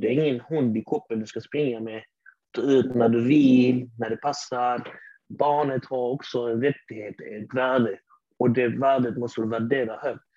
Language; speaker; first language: Swedish; early bilingual, other home language; Arabic